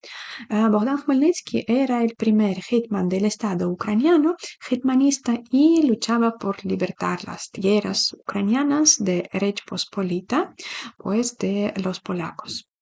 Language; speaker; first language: Spanish; non-native, fluent; Ukrainian